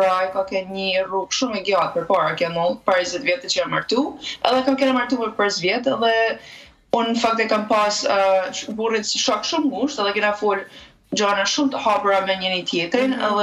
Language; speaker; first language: Albanian; native; Albanian